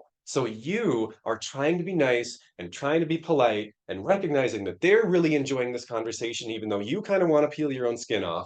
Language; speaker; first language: English; native; English